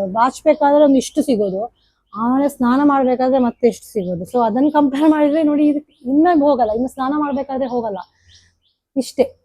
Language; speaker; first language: Kannada; non-native, local second language; Tulu